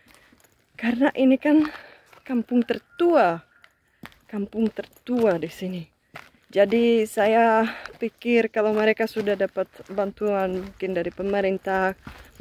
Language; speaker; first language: Indonesian; non-native, fluent; Czech